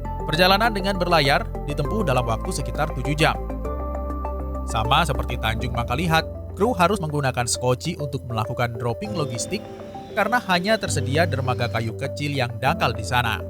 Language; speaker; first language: Indonesian; native; Indonesian